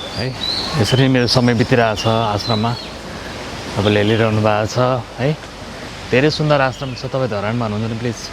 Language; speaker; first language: Nepali; native; Nepali